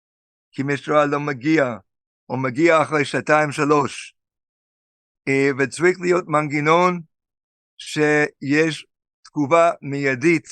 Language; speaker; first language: Hebrew; non-native, fluent; English